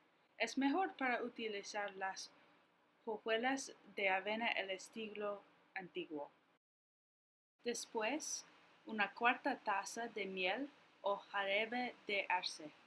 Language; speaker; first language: Spanish; non-native, learner; English